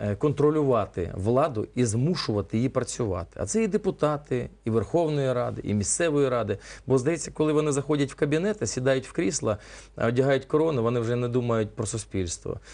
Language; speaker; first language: Ukrainian; non-native, local second language; Russian